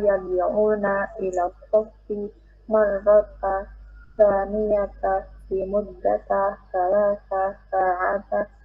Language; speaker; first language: Arabic; non-native, learner; Indonesian